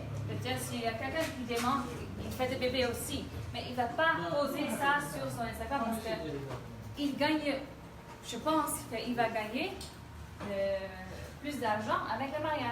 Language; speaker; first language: French; non-native, fluent; Dutch